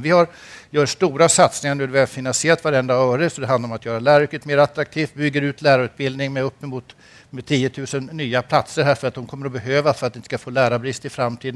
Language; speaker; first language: Swedish; native; Swedish